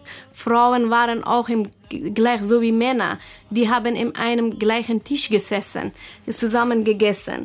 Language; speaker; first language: German; non-native, fluent; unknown